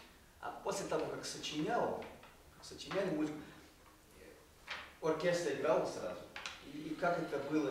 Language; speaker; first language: Russian; non-native, fluent; Portuguese